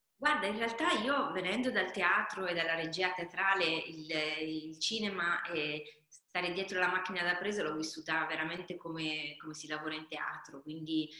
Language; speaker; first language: Italian; native; Italian